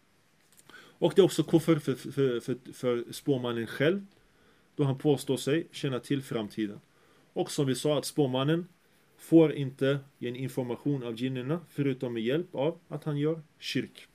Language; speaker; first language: Swedish; early bilingual, other home language; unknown